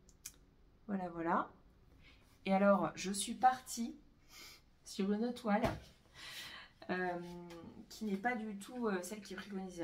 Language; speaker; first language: French; native; French